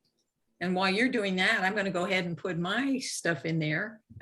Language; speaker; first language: English; native; English